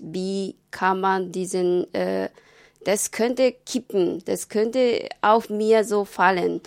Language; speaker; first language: German; non-native, learner; Japanese